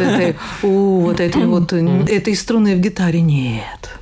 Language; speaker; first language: Russian; native; Russian